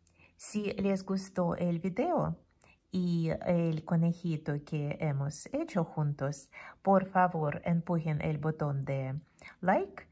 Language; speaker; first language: Spanish; non-native, fluent; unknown